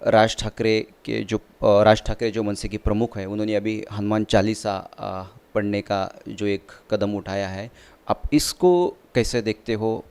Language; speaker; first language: Hindi; non-native, local second language; Marathi